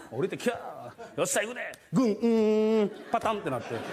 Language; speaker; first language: Japanese; native; Japanese